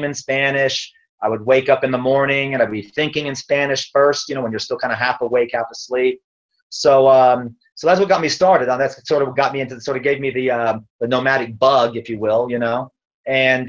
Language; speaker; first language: English; native; English